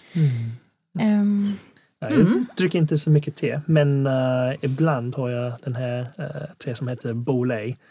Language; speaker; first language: Swedish; non-native, fluent; English